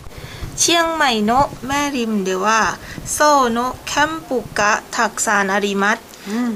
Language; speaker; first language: Japanese; non-native, learner; Thai